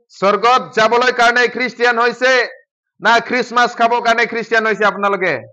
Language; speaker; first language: Assamese; non-native, local second language; Bodo